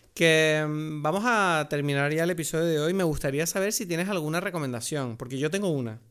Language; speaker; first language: Spanish; native; Spanish